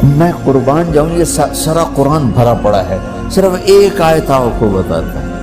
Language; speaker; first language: Urdu; non-native, local second language; Punjabi